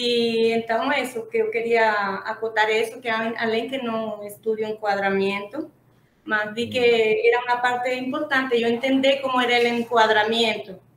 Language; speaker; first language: Portuguese; non-native, fluent; Spanish